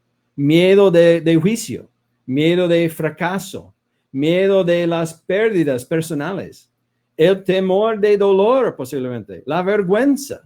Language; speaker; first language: Spanish; non-native, fluent; English